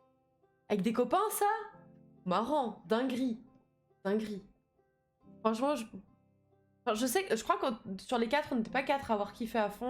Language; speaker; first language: French; native; French